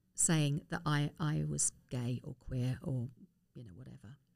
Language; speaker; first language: English; native; English